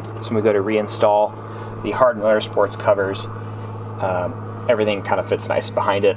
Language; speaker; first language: English; native; English